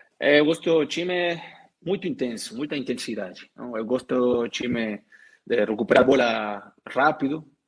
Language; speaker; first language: Portuguese; non-native, learner; Spanish